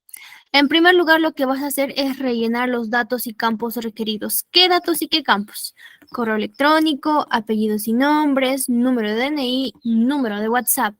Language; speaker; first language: Spanish; native; Spanish